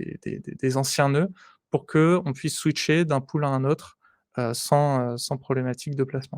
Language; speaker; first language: French; native; French